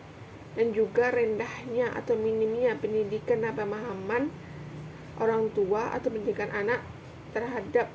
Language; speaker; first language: Indonesian; native; Indonesian